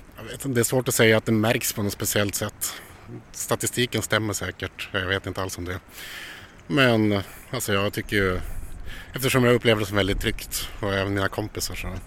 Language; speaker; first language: Swedish; native; Swedish